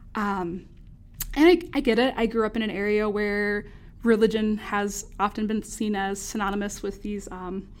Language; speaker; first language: English; native; English